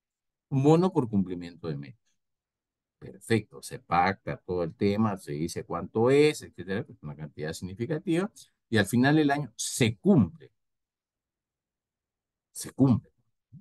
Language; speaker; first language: Spanish; native; Spanish